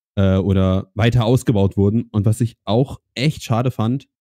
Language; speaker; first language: German; native; German